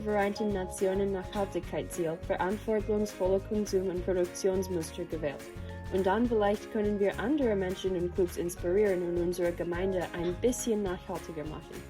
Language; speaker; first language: German; non-native, learner; English